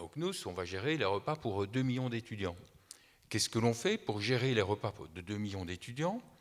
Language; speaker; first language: French; native; French